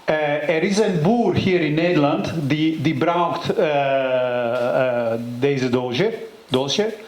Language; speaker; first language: Dutch; non-native, learner; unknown